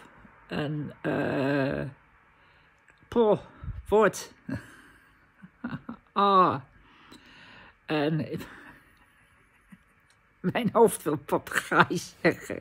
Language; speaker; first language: Dutch; native; Dutch